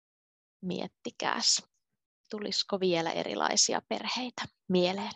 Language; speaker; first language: Finnish; native; Finnish